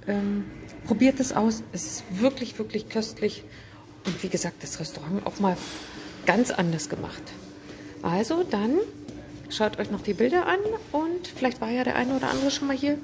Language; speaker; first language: German; native; German